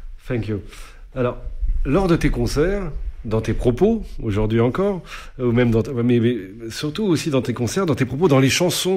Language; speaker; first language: French; native; French